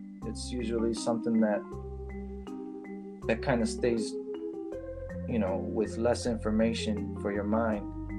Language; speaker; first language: English; early bilingual, other home language; Spanish